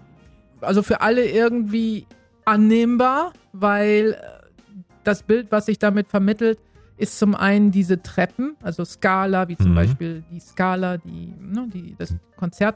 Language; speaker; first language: German; native; German